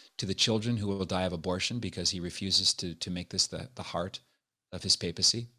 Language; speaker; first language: English; native; English